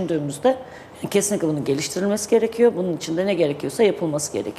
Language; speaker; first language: Turkish; native; Turkish